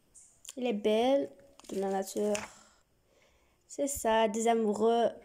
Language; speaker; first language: French; non-native, learner; Arabic